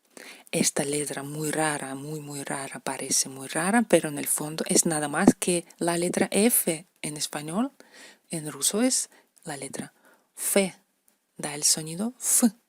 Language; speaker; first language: Spanish; non-native, fluent; Russian